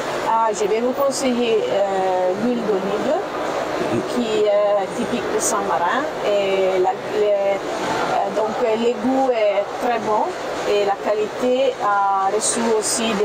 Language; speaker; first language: French; non-native, fluent; Italian